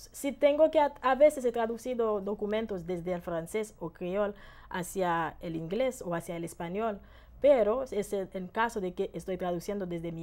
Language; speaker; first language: Spanish; non-native, fluent; Haitian Creole